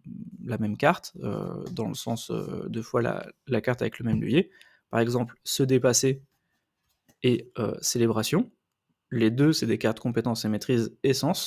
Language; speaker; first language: French; native; French